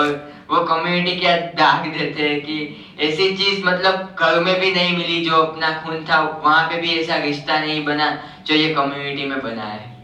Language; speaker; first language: Hindi; native; Hindi